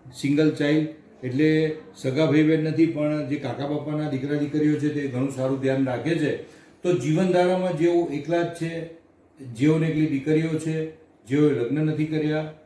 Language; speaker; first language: Gujarati; native; Gujarati